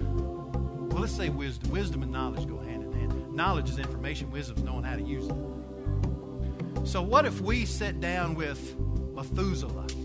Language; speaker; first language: English; native; English